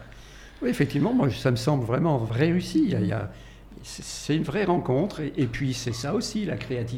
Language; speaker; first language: French; native; French